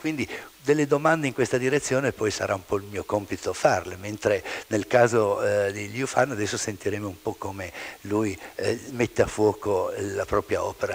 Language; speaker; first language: Italian; native; Italian